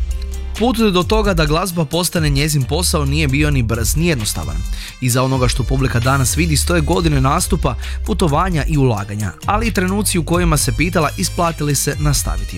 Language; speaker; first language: Croatian; native; Croatian